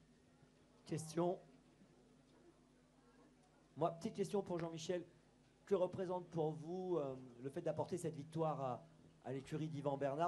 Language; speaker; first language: French; native; French